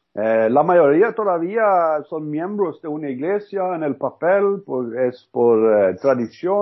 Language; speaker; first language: Spanish; non-native, learner; Norwegian